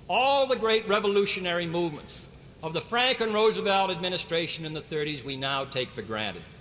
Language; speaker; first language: English; native; English